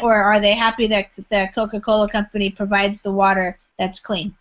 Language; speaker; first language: English; native; English